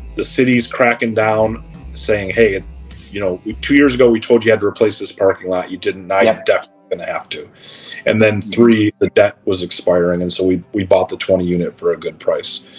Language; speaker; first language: English; native; English